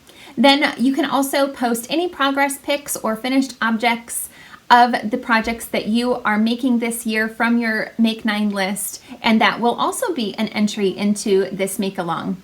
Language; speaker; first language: English; native; English